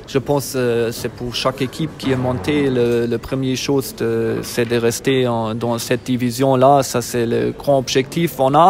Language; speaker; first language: French; non-native, fluent; German